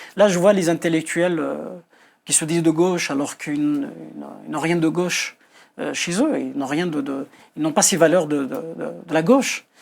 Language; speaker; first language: French; non-native, local second language; Kabyle